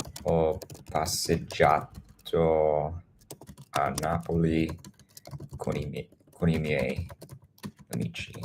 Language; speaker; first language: Italian; non-native, learner; English